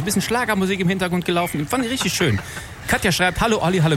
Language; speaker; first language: German; native; German